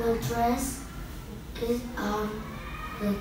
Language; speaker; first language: English; non-native, learner; Vietnamese